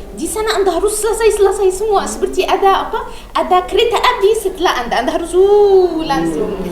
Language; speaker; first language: Indonesian; non-native, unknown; Arabic